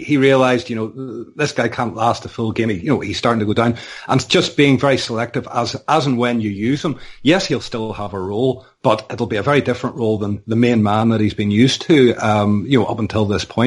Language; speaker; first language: English; native; English